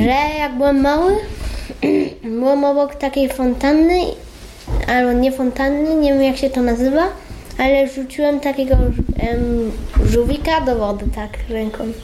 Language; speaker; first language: Polish; early bilingual, heritage; Polish